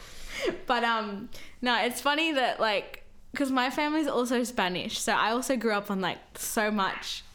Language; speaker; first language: English; native; English